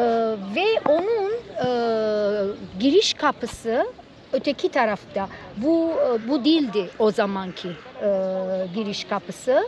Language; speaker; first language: Turkish; non-native, fluent; Arabic